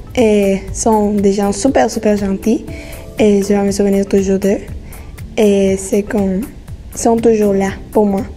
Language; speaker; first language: French; non-native, fluent; Spanish